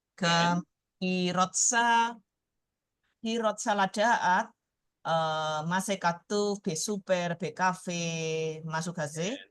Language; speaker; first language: Hebrew; non-native, learner; Indonesian